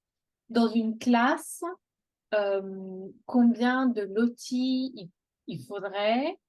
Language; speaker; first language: French; native; French